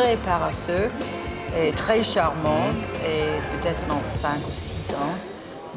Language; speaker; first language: French; non-native, learner; English